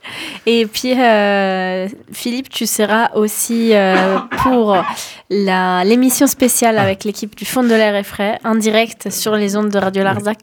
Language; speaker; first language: French; native; French